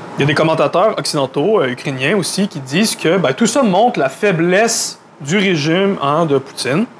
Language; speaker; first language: French; native; French